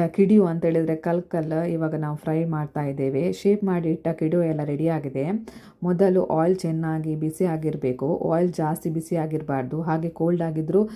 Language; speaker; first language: Kannada; non-native, local second language; Konkani